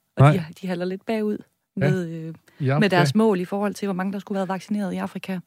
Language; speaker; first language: Danish; native; Danish